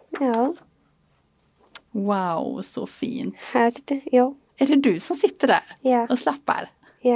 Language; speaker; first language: Swedish; native; Swedish